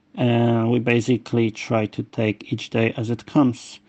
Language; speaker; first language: English; non-native, fluent; Polish